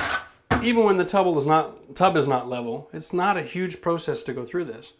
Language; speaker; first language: English; native; English